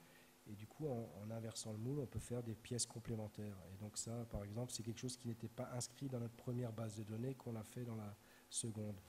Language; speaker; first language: French; native; French